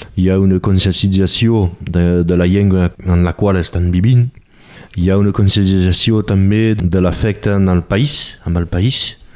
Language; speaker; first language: Catalan; non-native, local second language; French